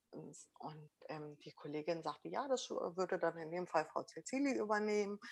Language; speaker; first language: German; early bilingual, other home language; Arabic